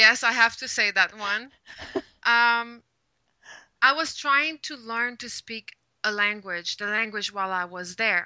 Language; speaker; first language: English; non-native, fluent; French